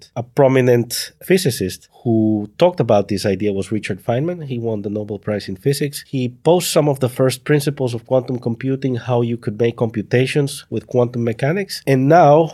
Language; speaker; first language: English; non-native, fluent; Spanish